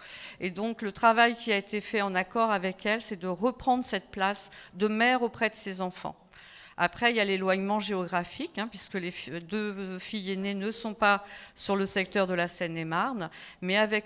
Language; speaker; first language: French; native; French